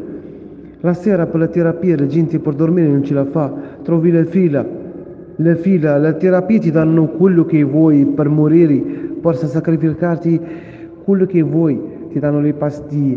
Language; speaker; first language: Italian; non-native, fluent; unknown